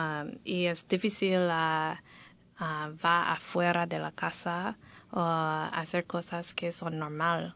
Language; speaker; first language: Spanish; non-native, learner; English